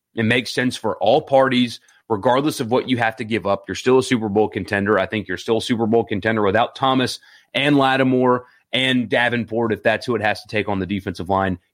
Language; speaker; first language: English; native; English